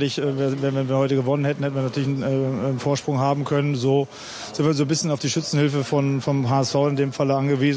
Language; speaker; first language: German; native; German